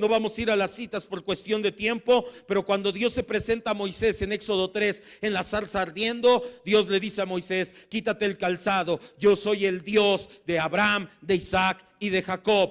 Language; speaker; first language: Spanish; native; Spanish